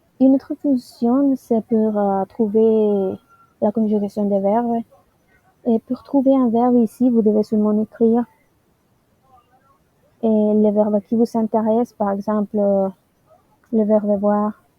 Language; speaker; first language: French; non-native, learner; Spanish